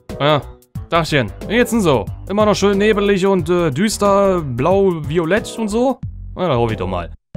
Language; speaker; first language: German; native; German